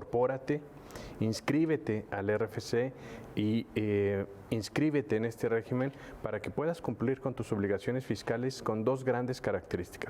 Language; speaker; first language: Spanish; native; Spanish